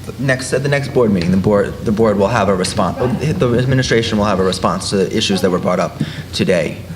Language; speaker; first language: English; native; English